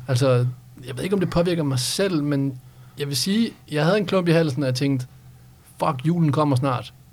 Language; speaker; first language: Danish; early bilingual, other home language; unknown